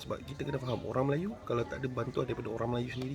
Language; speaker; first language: Malay; native; Malay